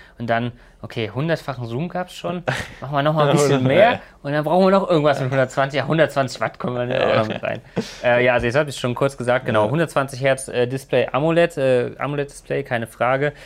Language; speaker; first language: German; native; German